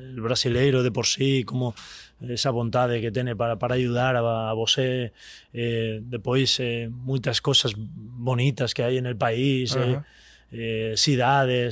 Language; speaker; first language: Portuguese; non-native, learner; Spanish